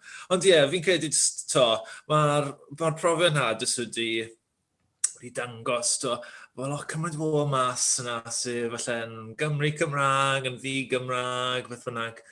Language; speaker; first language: Welsh; native; Welsh